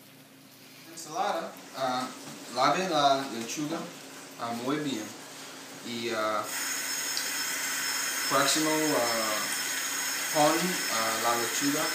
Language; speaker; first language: Spanish; non-native, learner; English